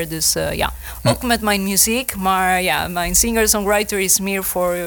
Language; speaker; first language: Dutch; non-native, learner; Spanish